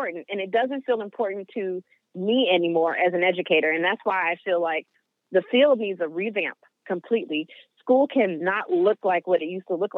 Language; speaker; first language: English; native; English